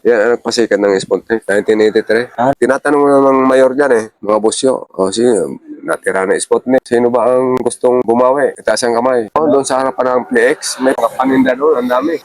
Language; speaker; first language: Filipino; non-native, local second language; Bikol